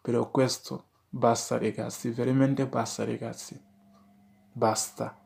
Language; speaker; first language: Italian; non-native, learner; Wolof